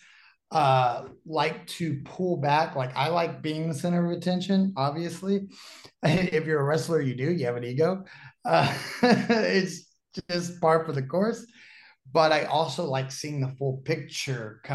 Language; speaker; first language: English; native; English